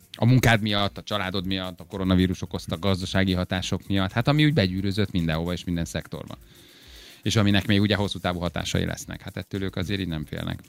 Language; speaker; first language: Hungarian; native; Hungarian